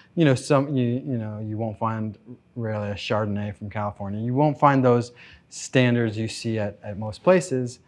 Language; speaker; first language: English; native; English